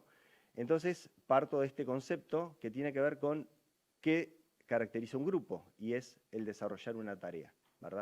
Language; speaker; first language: Spanish; native; Spanish